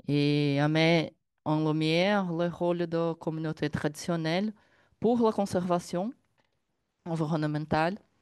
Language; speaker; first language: French; non-native, learner; Portuguese